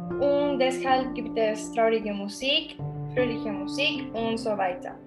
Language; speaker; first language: German; non-native, learner; Spanish